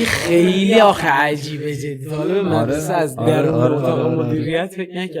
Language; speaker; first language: Persian; native; Persian